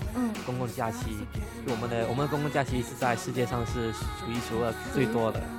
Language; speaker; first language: Chinese; non-native, local second language; Cantonese